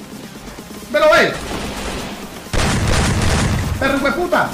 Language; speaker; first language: Spanish; native; Spanish